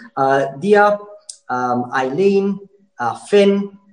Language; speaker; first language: English; native; English